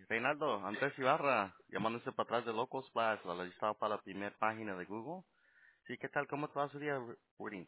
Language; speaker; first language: Spanish; early bilingual, heritage; Spanish